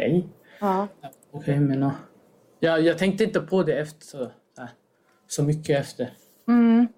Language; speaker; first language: Swedish; non-native, fluent; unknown